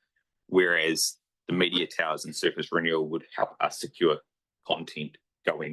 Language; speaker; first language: English; native; English